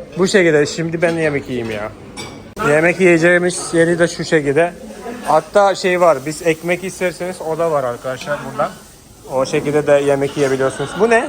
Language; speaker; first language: Turkish; non-native, fluent; Hindi